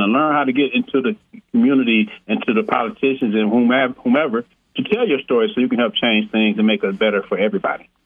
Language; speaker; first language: English; native; English